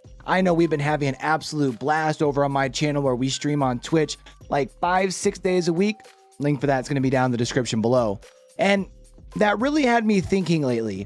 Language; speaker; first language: English; native; English